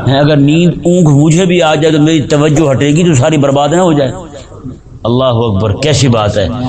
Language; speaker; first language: Urdu; non-native, local second language; Punjabi